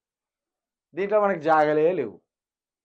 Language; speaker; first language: Telugu; native; Telugu